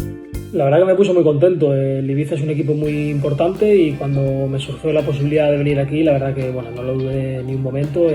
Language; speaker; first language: Spanish; native; Spanish